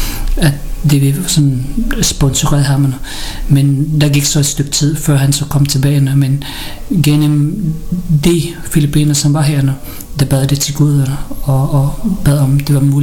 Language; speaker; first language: Danish; early bilingual, other home language; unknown